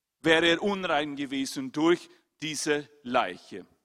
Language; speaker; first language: German; non-native, fluent; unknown